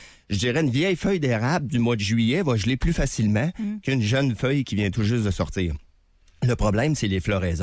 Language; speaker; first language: French; native; French